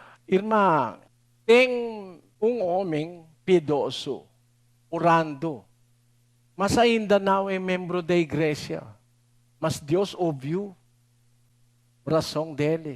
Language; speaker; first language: Portuguese; non-native, learner; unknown